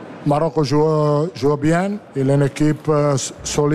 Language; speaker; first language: French; non-native, fluent; Italian